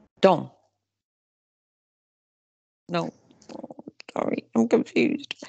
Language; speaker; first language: English; native; English